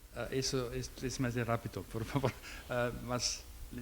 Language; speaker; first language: Spanish; non-native, learner; German